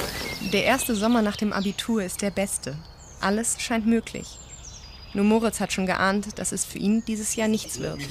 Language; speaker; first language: German; native; German